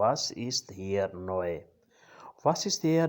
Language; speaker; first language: German; non-native, learner; Urdu